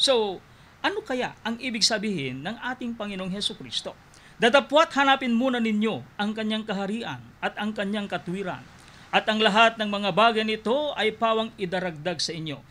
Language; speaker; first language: Filipino; non-native, local second language; Iloko